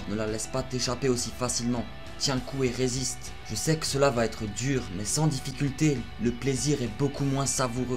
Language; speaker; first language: French; native; French